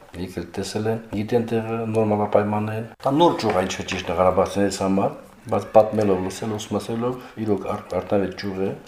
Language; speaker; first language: Armenian; native; Armenian